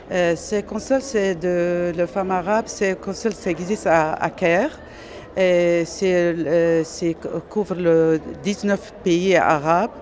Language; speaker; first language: French; non-native, learner; Arabic